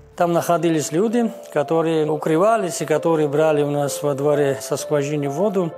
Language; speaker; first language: Russian; non-native, local second language; Georgian